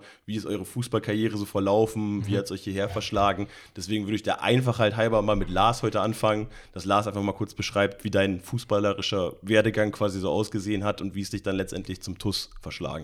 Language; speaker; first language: German; native; German